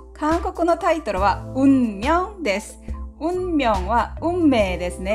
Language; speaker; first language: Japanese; non-native, fluent; Korean